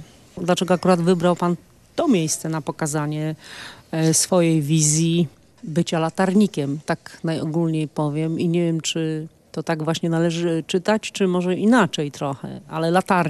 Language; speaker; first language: Polish; native; Polish